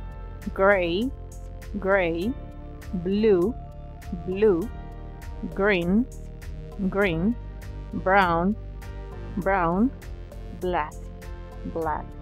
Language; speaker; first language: English; non-native, fluent; Spanish